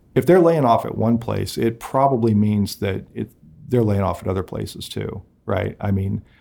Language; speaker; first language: English; native; English